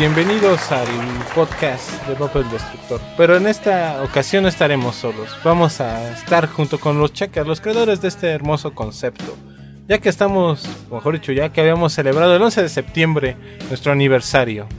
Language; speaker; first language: Spanish; native; Spanish